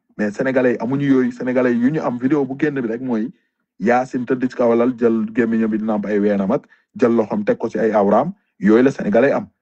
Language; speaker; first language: Wolof; non-native, local second language; Fula